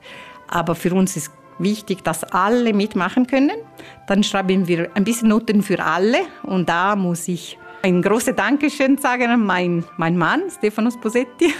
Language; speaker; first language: German; non-native, fluent; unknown